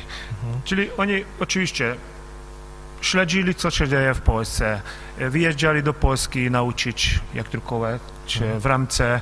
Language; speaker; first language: Polish; non-native, fluent; Hungarian